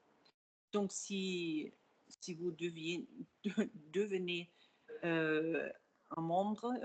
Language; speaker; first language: French; non-native, fluent; German